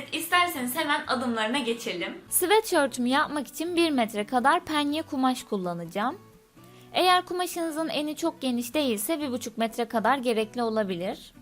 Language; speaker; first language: Turkish; native; Turkish